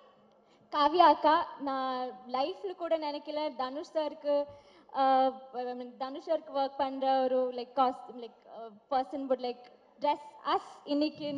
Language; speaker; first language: Tamil; non-native, learner; Malayalam